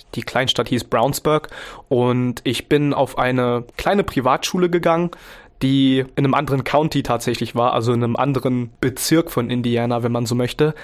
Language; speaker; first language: German; early bilingual, other home language; Vietnamese